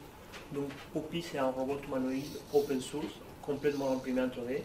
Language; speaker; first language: French; non-native, fluent; Spanish